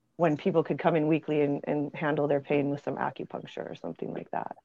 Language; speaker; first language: English; native; English